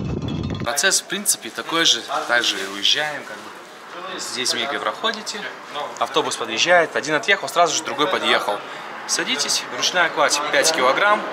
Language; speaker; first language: Russian; native; Russian